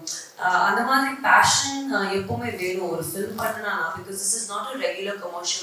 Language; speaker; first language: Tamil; non-native, learner; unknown